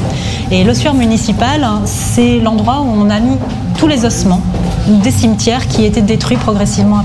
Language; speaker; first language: French; native; French